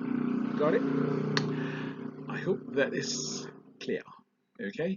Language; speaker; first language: English; non-native, local second language; Malay